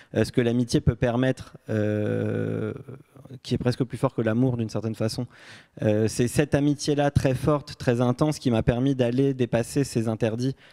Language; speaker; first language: French; native; French